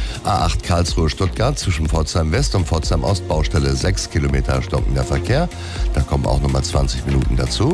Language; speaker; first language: German; native; German